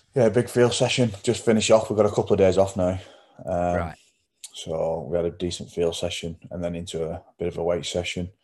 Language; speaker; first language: English; native; English